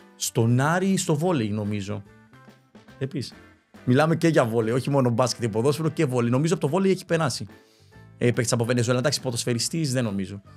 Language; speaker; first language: Greek; early bilingual, other home language; Spanish